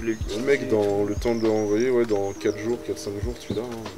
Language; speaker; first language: French; native; French